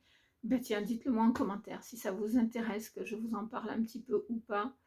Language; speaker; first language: French; native; French